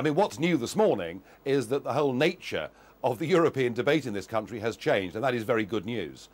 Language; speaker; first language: English; native; English